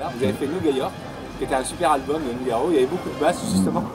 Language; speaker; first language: French; native; French